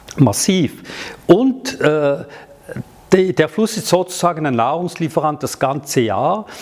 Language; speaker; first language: German; non-native, local second language; French